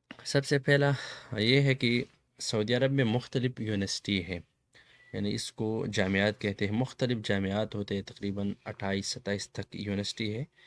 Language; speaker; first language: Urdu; non-native, local second language; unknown